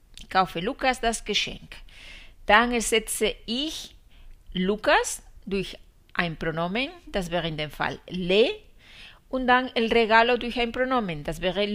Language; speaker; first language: German; non-native, fluent; Spanish